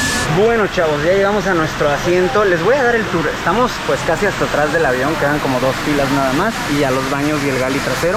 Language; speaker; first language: Spanish; native; Spanish